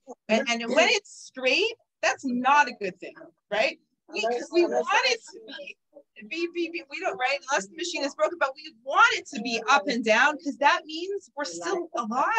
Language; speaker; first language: English; native; English